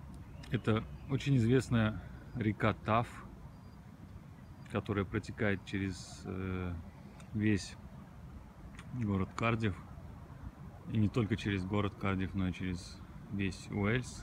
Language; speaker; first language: Russian; native; Russian